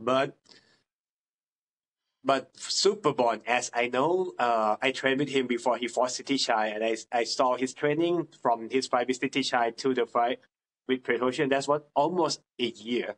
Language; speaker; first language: English; non-native, fluent; Thai